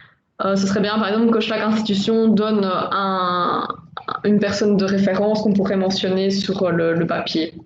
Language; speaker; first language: French; native; French